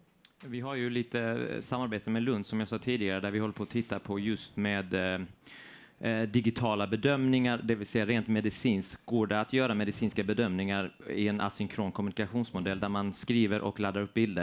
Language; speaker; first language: Swedish; native; Swedish